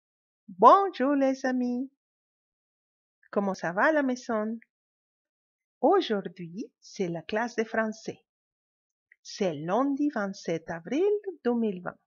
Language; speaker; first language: French; non-native, fluent; Spanish